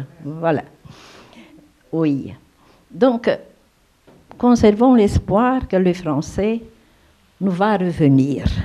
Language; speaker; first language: French; non-native, fluent; Romanian